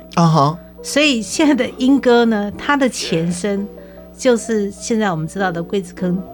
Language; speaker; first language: Chinese; native; Chinese